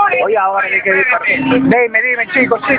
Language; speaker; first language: Spanish; native; Spanish